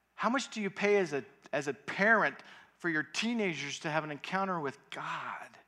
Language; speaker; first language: English; native; English